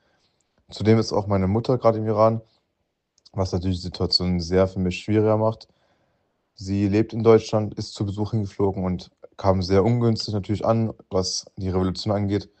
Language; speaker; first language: German; early bilingual, other home language; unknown